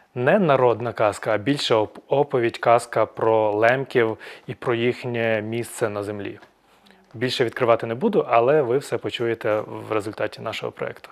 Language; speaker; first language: Ukrainian; native; Ukrainian